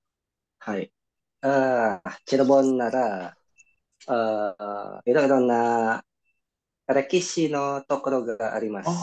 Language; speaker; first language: Japanese; non-native, learner; Indonesian